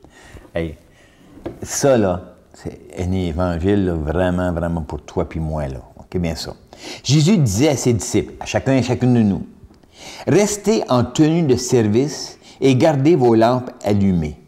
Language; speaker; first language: French; native; French